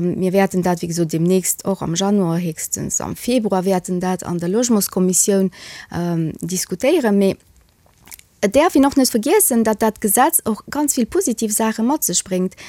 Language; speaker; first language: Luxembourgish; early bilingual, other home language; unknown